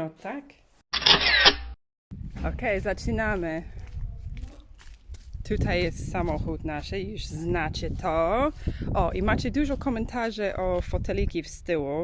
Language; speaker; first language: Polish; non-native, learner; English